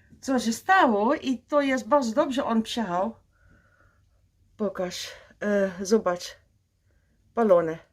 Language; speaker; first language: Polish; non-native, learner; Dutch